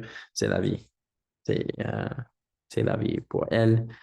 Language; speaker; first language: French; non-native, learner; English